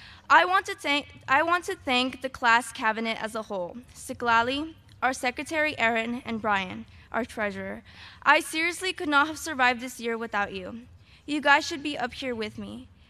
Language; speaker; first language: English; early bilingual, other home language; Spanish